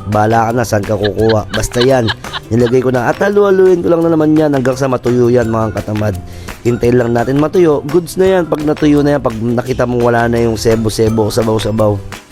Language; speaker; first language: Filipino; non-native, local second language; Pampanga